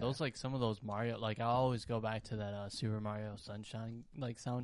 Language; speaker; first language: English; native; English